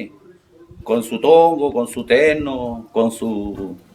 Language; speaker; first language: Spanish; native; Spanish